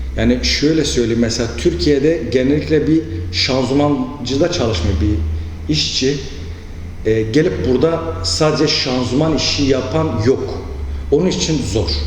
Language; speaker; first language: Turkish; non-native, local second language; Kurdish